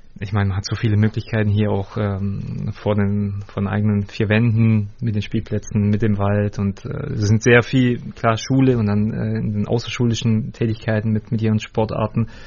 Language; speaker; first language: German; early bilingual, other home language; Russian